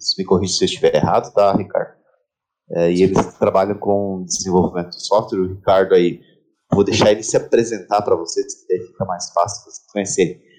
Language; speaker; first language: Portuguese; native; Portuguese